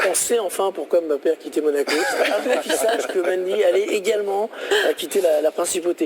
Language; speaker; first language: French; native; French